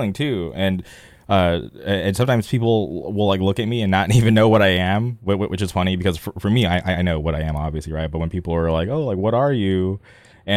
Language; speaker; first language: English; native; English